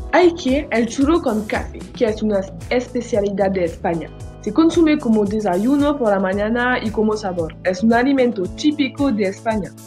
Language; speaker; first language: Spanish; non-native, learner; French